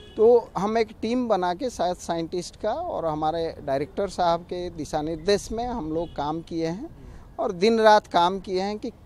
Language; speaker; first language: Hindi; non-native, local second language; Odia